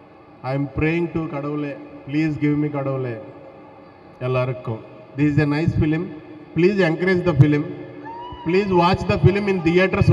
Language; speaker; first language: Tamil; non-native, learner; Telugu